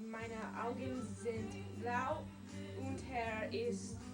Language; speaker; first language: German; non-native, learner; English